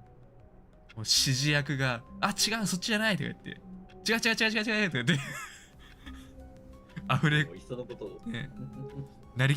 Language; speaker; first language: Japanese; native; Japanese